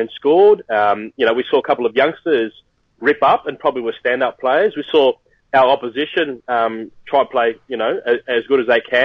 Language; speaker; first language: English; native; English